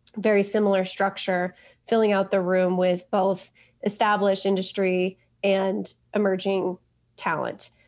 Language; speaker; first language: English; native; English